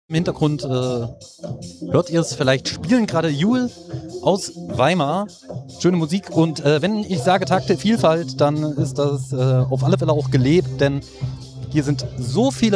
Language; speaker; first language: German; native; German